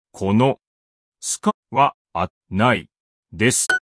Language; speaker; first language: Japanese; non-native, learner; English